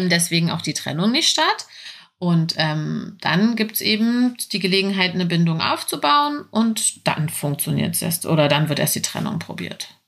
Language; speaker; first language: German; native; German